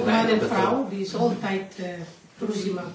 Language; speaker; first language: Dutch; non-native, learner; Indonesian